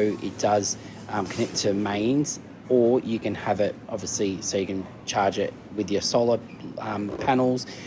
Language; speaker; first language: English; native; English